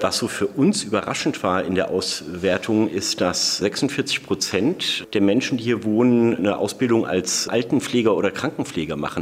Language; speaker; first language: German; native; German